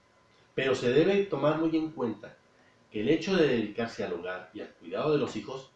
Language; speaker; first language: Spanish; native; Spanish